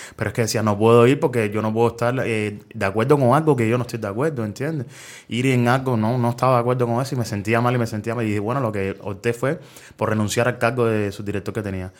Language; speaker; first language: Spanish; native; Spanish